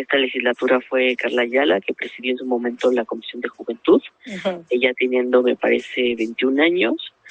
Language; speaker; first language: Spanish; native; Spanish